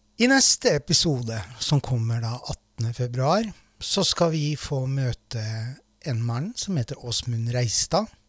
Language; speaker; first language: Norwegian; native; Norwegian